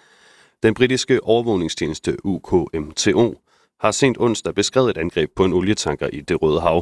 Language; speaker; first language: Danish; native; Danish